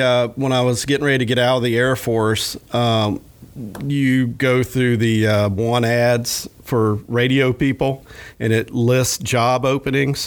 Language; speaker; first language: English; native; English